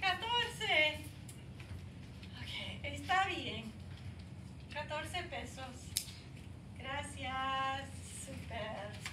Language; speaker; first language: Spanish; non-native, fluent; English